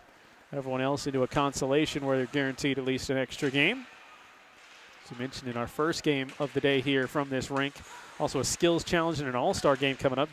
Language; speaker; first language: English; native; English